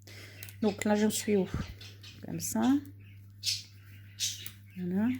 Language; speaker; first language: French; native; French